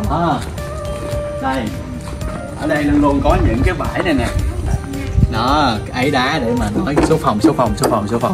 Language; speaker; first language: Vietnamese; native; Vietnamese